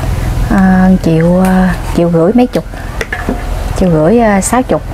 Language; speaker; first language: Vietnamese; native; Vietnamese